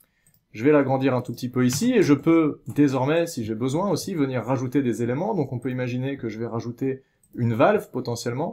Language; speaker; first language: French; native; French